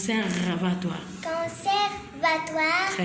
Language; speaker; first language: French; non-native, local second language; Arabic